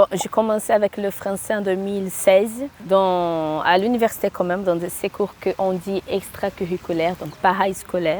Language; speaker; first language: French; non-native, fluent; Portuguese